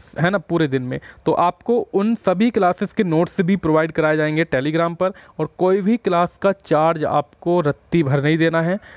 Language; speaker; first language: Hindi; native; Hindi